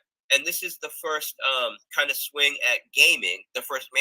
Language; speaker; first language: English; native; English